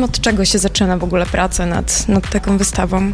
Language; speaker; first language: Polish; native; Polish